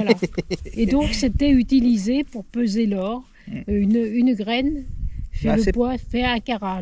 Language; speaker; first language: French; native; French